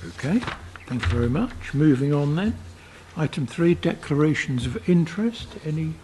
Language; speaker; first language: English; native; English